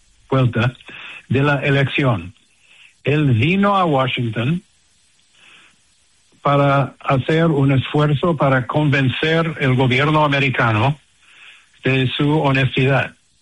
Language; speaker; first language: Spanish; non-native, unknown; English